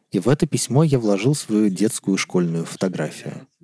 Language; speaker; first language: Russian; non-native, fluent; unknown